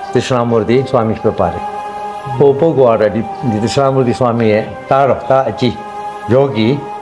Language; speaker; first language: Burmese; non-native, local second language; Tamil